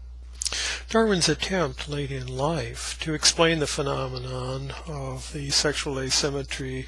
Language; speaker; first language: English; native; English